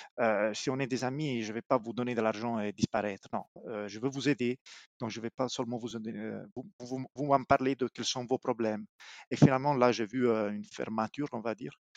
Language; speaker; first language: French; non-native, fluent; Italian